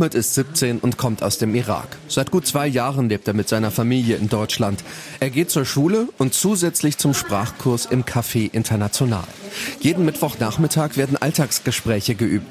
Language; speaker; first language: German; native; German